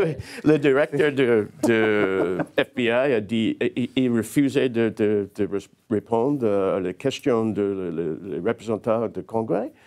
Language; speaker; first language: French; non-native, learner; English